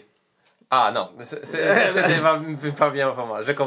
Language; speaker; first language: French; non-native, learner; Polish